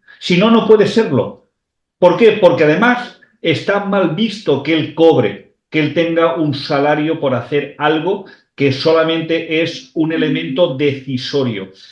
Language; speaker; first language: Spanish; native; Spanish